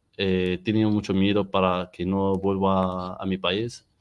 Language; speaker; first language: Spanish; non-native, learner; Arabic